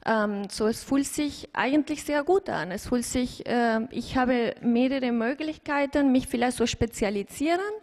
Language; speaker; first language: German; non-native, fluent; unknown